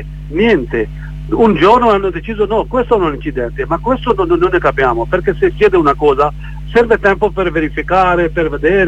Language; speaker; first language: Italian; non-native, learner; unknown